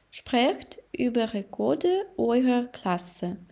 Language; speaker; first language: German; non-native, fluent; Ukrainian